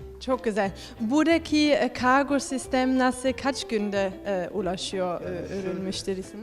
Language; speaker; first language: Turkish; early bilingual, heritage; Turkish